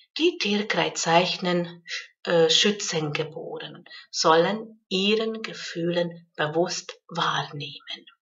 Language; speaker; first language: German; non-native, fluent; Hungarian